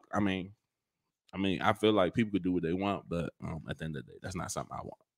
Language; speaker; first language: English; native; English